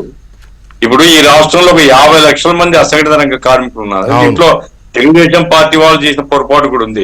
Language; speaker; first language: Telugu; native; Telugu